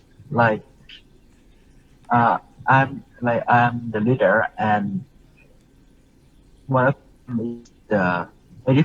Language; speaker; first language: English; non-native, learner; Vietnamese